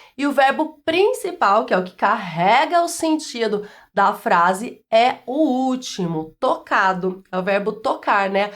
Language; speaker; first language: Portuguese; native; Portuguese